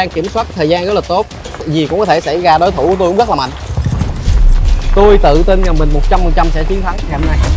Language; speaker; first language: Vietnamese; early bilingual, heritage; Vietnamese